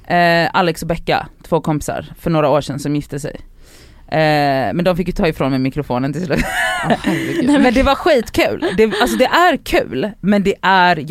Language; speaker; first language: Swedish; native; Swedish